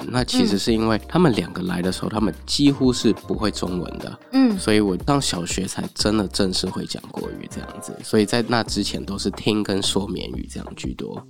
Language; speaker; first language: Chinese; early bilingual, other home language; Burmese